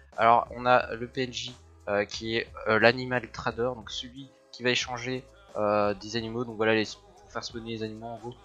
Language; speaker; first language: French; native; French